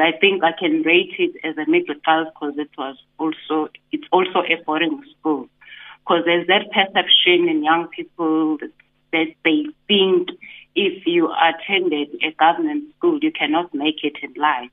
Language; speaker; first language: English; non-native, local second language; Zulu